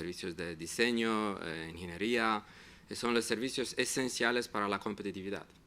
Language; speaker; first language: Spanish; non-native, fluent; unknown